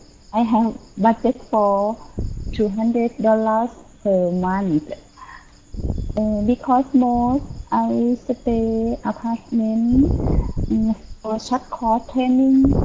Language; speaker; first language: English; non-native, learner; Thai